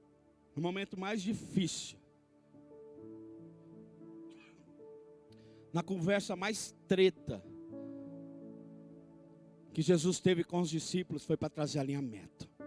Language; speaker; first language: Portuguese; native; Portuguese